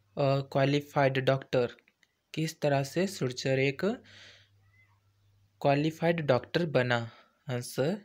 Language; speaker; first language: Hindi; native; Hindi